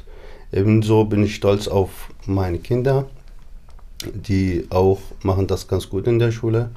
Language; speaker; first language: German; non-native, fluent; Arabic